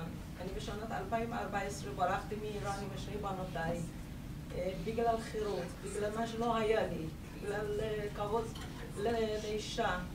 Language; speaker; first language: Hebrew; non-native, learner; Persian